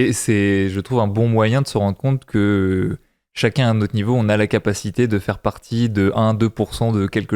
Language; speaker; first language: French; native; French